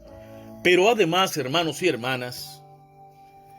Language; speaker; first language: Spanish; native; Spanish